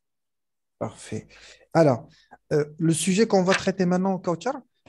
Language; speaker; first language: French; non-native, local second language; Arabic